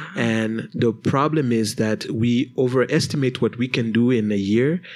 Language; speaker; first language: English; non-native, local second language; Kinyarwanda